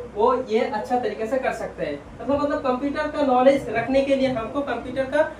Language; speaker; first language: Hindi; non-native, local second language; Bangla